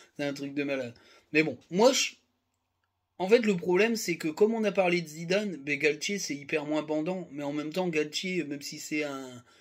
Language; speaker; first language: French; native; French